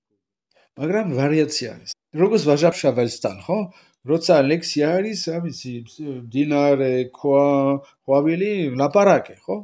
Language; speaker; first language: Georgian; non-native, learner; French